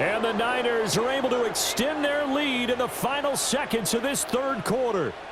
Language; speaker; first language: English; native; English